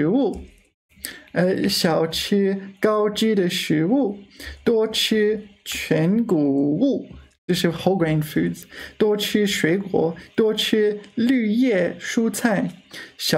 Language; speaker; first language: Chinese; non-native, learner; English